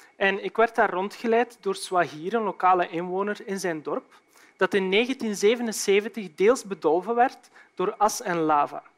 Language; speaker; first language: Dutch; native; Dutch